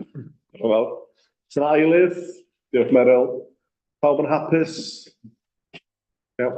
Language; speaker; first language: Welsh; native; Welsh